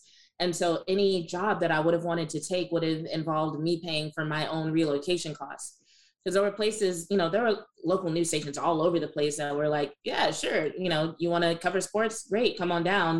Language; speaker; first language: English; native; English